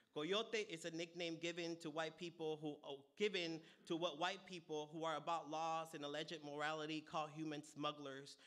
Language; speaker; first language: English; early bilingual, other home language; Spanish